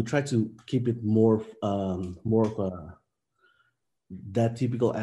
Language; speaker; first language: English; non-native, local second language; Filipino